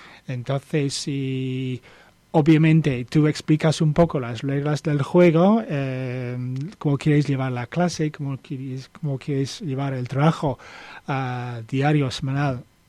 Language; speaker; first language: Spanish; non-native, fluent; English